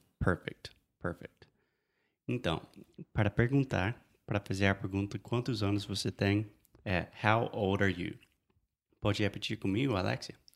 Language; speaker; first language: Portuguese; non-native, fluent; English